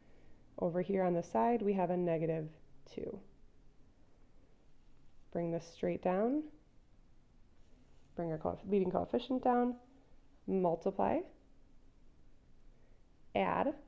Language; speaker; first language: English; native; English